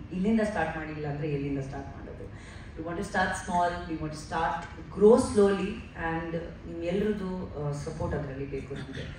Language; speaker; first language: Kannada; non-native, fluent; Hindi